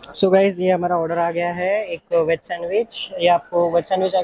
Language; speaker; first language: Hindi; non-native, local second language; Marathi